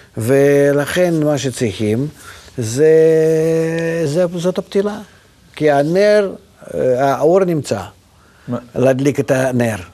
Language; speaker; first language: Hebrew; non-native, fluent; Russian